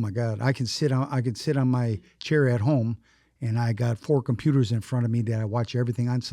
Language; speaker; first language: English; native; English